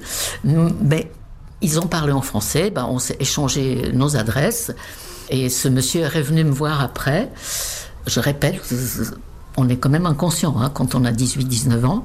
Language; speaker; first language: French; non-native, fluent; Czech